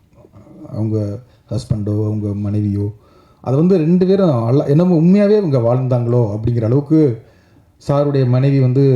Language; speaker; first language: Tamil; native; Tamil